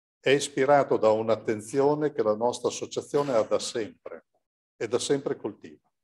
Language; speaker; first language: Italian; native; Italian